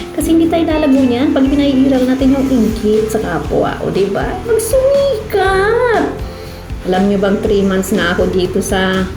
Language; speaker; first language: Filipino; non-native, local second language; Cebuano